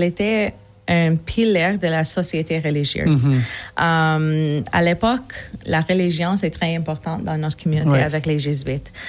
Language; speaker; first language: French; native; French